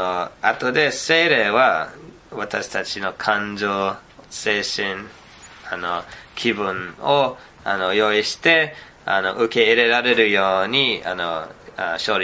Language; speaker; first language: Japanese; non-native, fluent; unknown